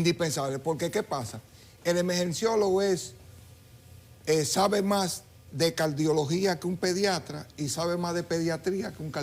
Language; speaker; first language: Spanish; native; Spanish